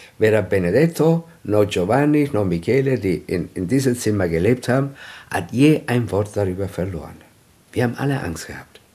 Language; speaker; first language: German; non-native, fluent; Italian